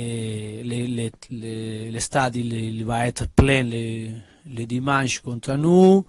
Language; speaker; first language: French; non-native, learner; Spanish